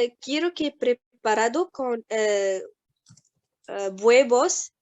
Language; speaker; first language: Spanish; non-native, learner; English